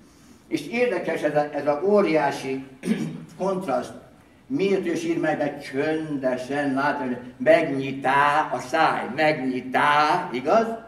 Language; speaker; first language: Hungarian; early bilingual, heritage; Hungarian